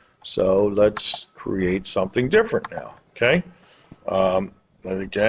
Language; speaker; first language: English; native; English